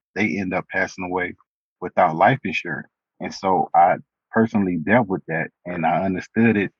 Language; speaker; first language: English; native; English